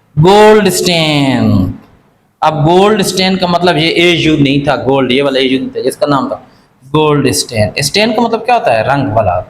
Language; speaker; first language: Urdu; native; Urdu